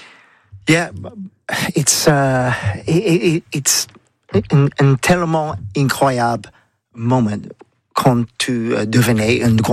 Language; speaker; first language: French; non-native, learner; English